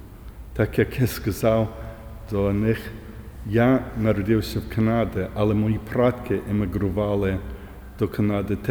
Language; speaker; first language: Ukrainian; early bilingual, heritage; English